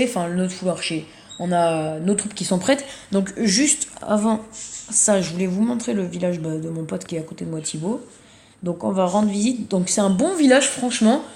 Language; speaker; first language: French; native; French